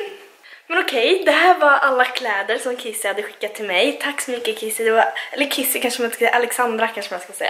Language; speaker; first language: Swedish; native; Swedish